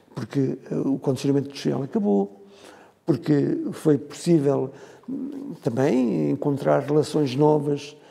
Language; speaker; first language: Portuguese; native; Portuguese